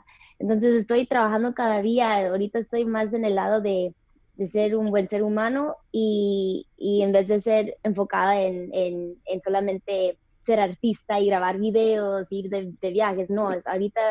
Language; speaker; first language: Spanish; early bilingual, other home language; English